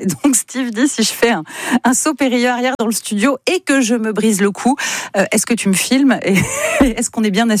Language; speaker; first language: French; native; French